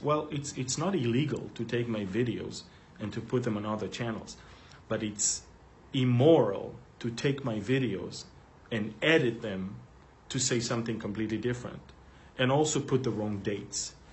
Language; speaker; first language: English; non-native, fluent; Hebrew